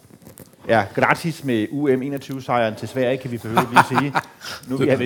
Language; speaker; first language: Danish; native; Danish